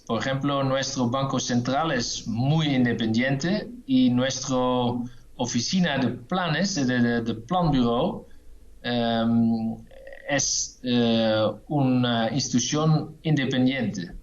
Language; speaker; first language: Spanish; non-native, fluent; Dutch